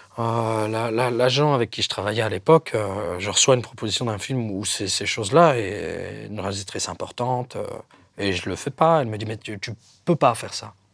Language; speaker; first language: French; native; French